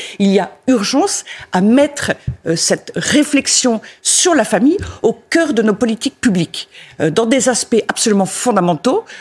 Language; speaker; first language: French; native; French